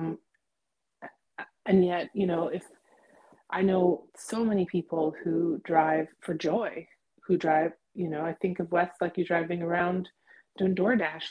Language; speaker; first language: English; native; English